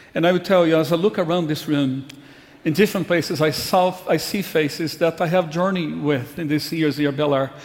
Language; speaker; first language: English; non-native, fluent; Portuguese